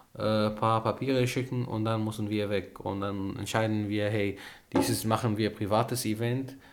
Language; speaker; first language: German; non-native, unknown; Arabic